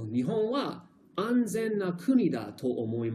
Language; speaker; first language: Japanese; non-native, fluent; English